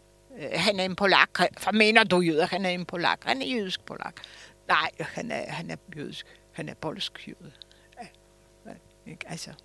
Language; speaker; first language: Danish; non-native, fluent; Polish